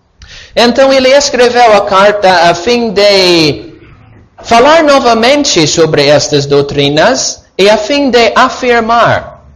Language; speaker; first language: Portuguese; non-native, fluent; English